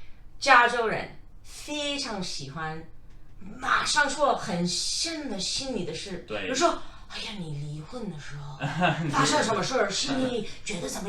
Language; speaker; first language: Chinese; non-native, fluent; English